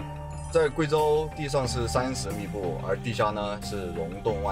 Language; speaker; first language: Chinese; native; Chinese